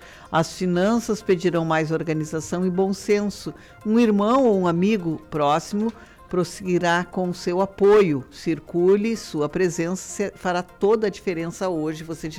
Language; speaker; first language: Portuguese; native; Portuguese